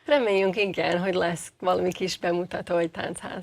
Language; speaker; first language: Hungarian; non-native, fluent; English